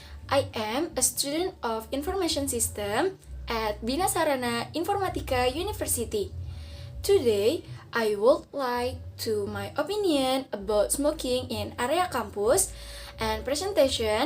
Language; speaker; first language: English; non-native, learner; Indonesian